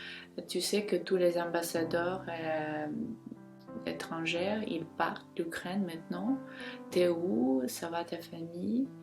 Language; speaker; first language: French; non-native, fluent; Ukrainian